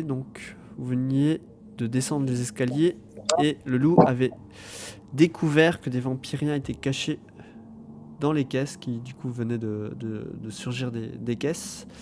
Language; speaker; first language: French; native; French